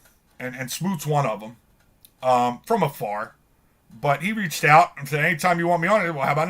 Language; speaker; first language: English; native; English